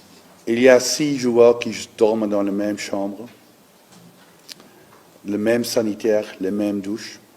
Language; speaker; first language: French; non-native, learner; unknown